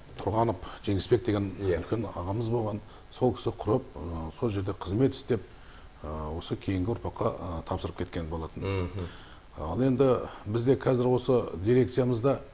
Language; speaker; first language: Kazakh; native; Kazakh